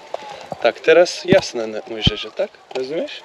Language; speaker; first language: Polish; non-native, learner; Turkish